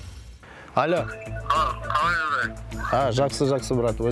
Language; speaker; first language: Kazakh; non-native, local second language; Russian